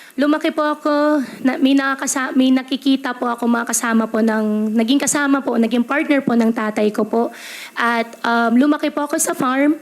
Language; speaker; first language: Filipino; native; Filipino